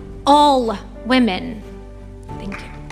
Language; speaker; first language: English; early bilingual, other home language; Persian